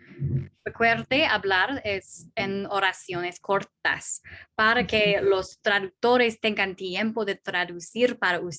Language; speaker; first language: Spanish; non-native, fluent; English